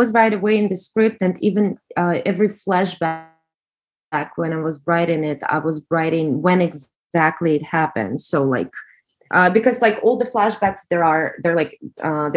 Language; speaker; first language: English; non-native, fluent; Russian